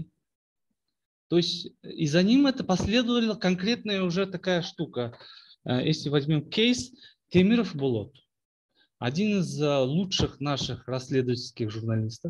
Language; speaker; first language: Russian; non-native, local second language; Kyrgyz